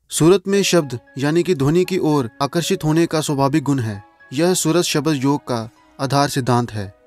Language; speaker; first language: Hindi; non-native, local second language; Punjabi